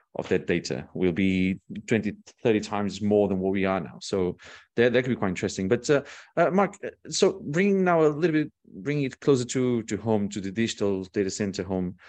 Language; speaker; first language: English; non-native, fluent; Portuguese